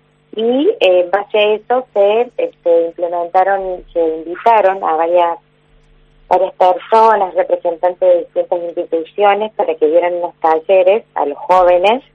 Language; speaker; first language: Spanish; native; Spanish